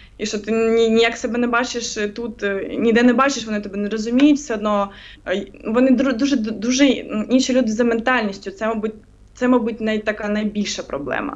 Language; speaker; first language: Ukrainian; non-native, local second language; Russian